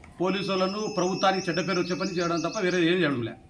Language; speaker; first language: Telugu; native; Telugu